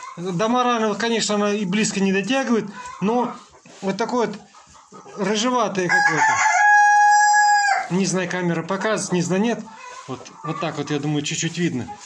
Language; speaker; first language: Russian; native; Russian